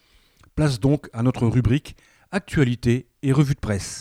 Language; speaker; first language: French; native; French